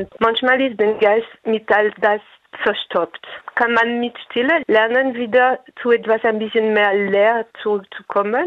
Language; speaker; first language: German; non-native, fluent; French